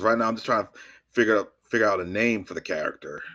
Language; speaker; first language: English; native; English